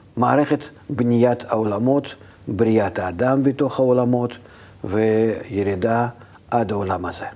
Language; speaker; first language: Hebrew; non-native, fluent; Russian